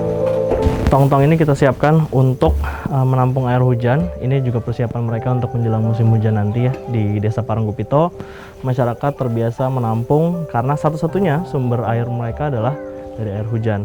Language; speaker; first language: Indonesian; native; Indonesian